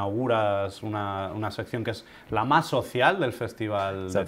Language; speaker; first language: Spanish; native; Spanish